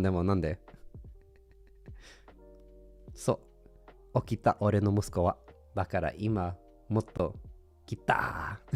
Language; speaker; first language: Japanese; non-native, learner; English